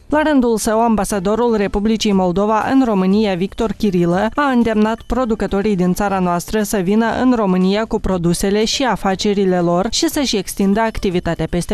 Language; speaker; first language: Romanian; native; Romanian